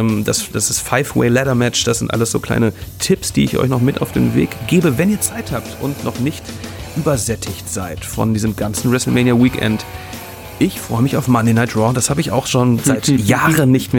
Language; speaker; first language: German; native; German